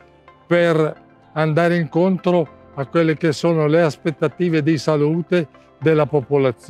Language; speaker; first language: Italian; native; Italian